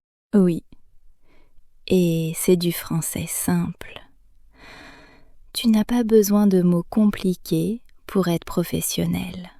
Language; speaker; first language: French; native; French